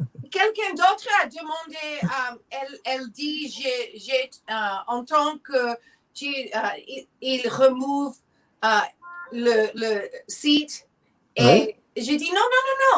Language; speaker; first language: French; non-native, learner; English